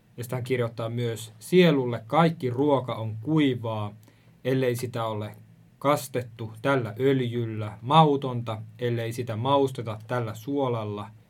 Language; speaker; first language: Finnish; native; Finnish